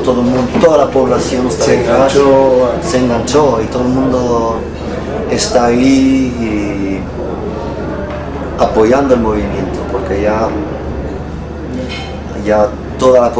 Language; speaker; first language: Spanish; early bilingual, heritage; Spanish